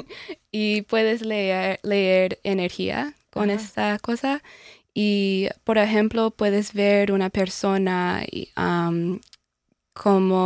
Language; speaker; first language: Spanish; non-native, learner; English